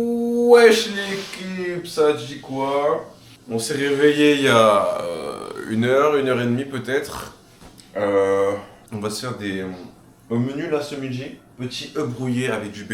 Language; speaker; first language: French; native; French